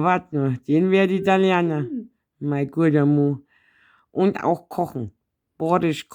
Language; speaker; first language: German; native; German